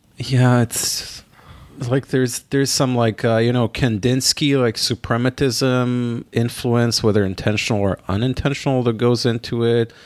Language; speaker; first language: English; non-native, fluent; Hebrew